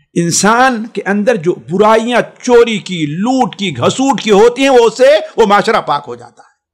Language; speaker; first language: Hindi; native; Hindi